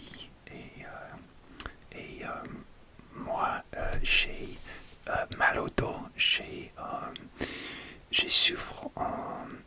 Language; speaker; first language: French; non-native, learner; English